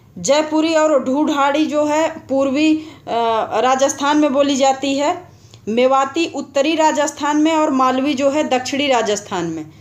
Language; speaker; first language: Hindi; native; Hindi